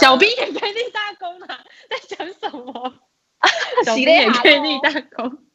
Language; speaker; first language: Chinese; native; Chinese